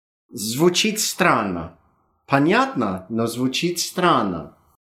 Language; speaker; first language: Russian; non-native, fluent; English